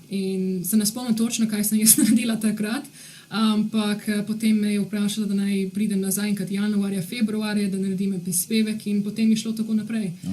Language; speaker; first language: Slovenian; early bilingual, heritage; Slovenian